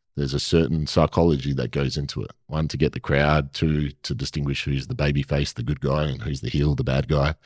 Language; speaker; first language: English; native; English